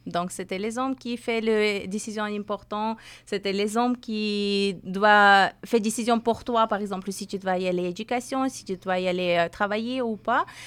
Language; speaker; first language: French; non-native, learner; Persian